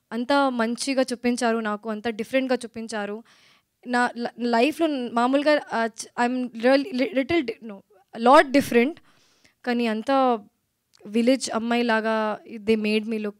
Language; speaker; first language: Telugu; non-native, learner; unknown